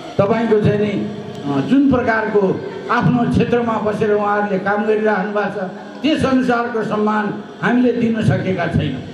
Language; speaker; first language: Nepali; native; Nepali